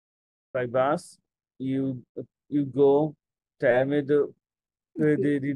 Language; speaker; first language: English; non-native, fluent; Bangla